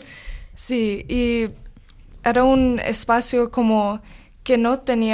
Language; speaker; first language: Spanish; non-native, learner; English